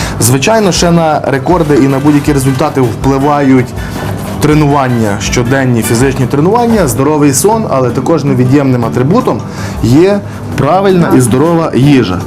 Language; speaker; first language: Ukrainian; native; Ukrainian